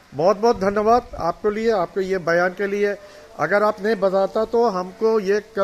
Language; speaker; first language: Hindi; non-native, fluent; Bangla